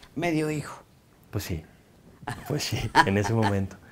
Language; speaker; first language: Spanish; native; Spanish